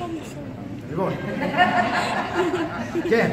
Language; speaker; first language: Greek; native; Greek